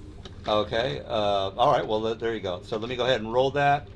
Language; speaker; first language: English; native; English